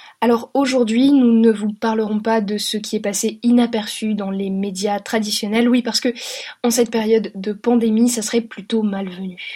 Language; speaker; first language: French; native; French